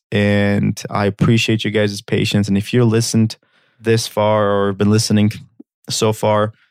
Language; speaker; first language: English; early bilingual, other home language; Armenian